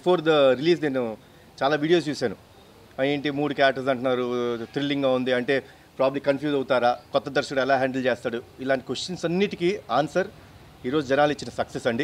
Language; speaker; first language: Telugu; native; Telugu